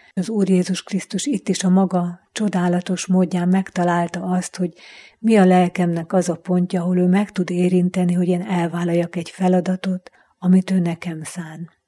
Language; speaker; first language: Hungarian; native; Hungarian